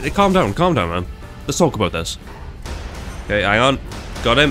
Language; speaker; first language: English; native; English